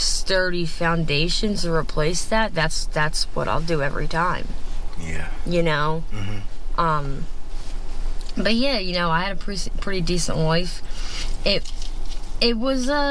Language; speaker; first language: English; native; English